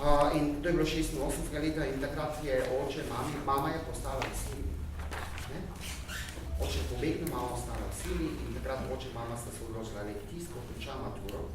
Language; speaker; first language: Slovenian; early bilingual, heritage; Arabic